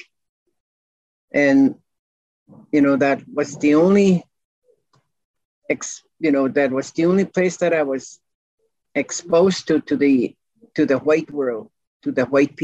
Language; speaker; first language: English; non-native, local second language; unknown